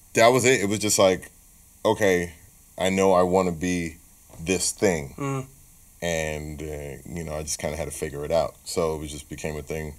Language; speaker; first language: English; native; English